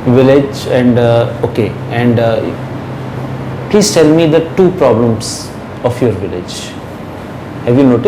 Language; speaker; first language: English; non-native, local second language; Hindi